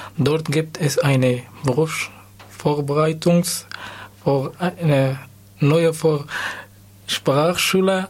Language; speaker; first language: German; non-native, learner; Persian